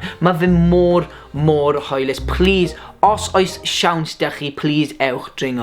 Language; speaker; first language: Welsh; non-native, local second language; English